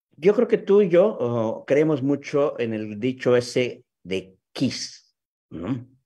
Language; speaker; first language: Spanish; native; Spanish